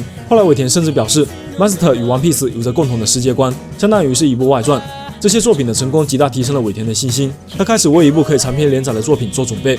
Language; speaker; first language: Chinese; native; Chinese